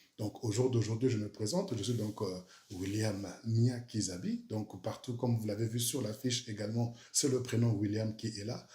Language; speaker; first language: French; early bilingual, other home language; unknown